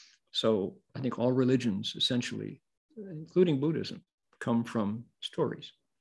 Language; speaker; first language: English; native; English